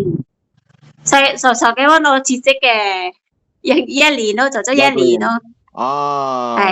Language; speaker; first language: Cantonese; non-native, fluent; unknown